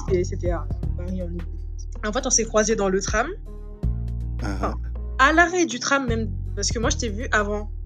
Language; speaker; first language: French; non-native, local second language; Wolof